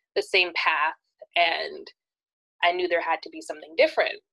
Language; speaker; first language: English; native; English